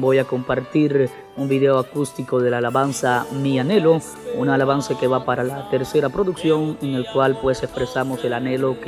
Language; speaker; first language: Spanish; native; Spanish